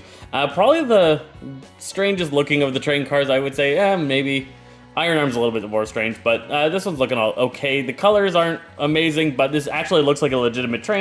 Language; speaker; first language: English; native; English